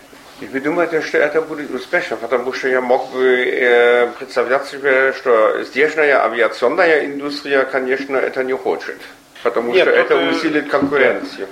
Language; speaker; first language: Russian; non-native, fluent; German